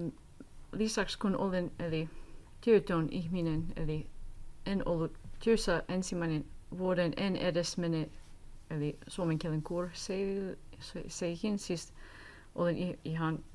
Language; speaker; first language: Finnish; non-native, learner; English